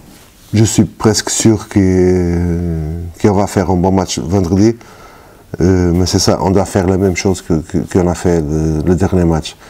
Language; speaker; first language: French; non-native, fluent; Portuguese